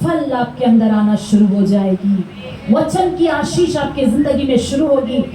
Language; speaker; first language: Hindi; non-native, local second language; Telugu